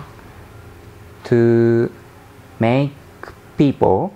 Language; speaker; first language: English; non-native, learner; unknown